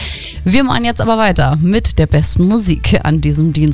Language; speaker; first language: German; native; German